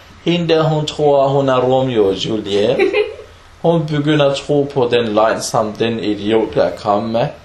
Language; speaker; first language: Danish; early bilingual, other home language; Arabic